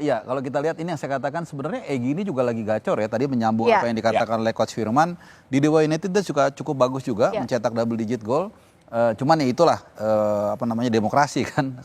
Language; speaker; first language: Indonesian; native; Indonesian